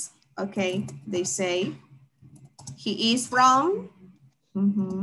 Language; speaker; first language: English; non-native, fluent; Spanish